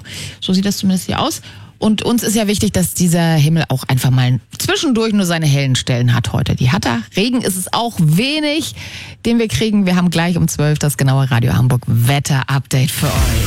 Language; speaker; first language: German; native; German